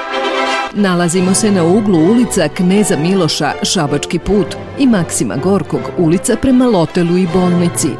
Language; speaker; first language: Serbian; native; Serbian